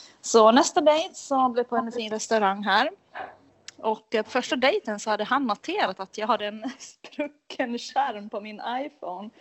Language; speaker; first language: Swedish; native; Swedish